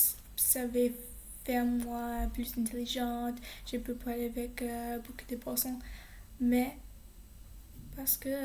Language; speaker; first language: French; non-native, learner; English